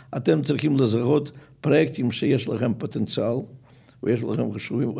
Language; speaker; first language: Hebrew; non-native, fluent; Russian